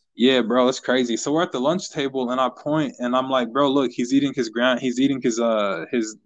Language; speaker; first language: English; native; English